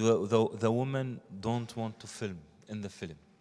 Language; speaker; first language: English; non-native, learner; Arabic